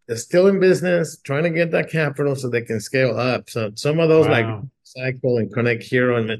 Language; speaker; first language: English; native; English